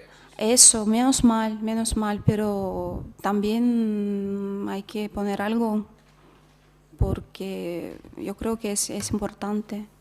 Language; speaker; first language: Spanish; non-native, fluent; Russian